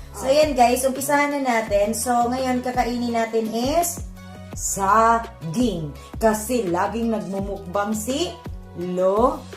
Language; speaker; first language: Filipino; non-native, local second language; Cebuano